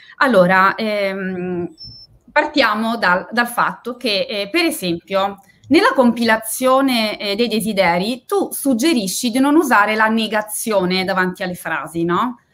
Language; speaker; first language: Italian; native; Italian